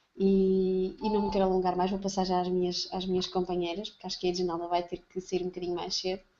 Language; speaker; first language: Portuguese; native; Portuguese